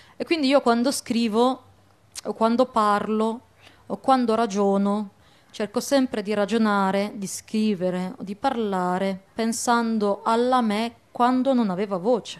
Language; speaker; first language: Italian; early bilingual, other home language; Arabic